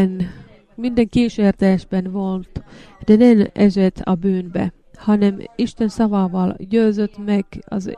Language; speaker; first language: Hungarian; non-native, learner; Finnish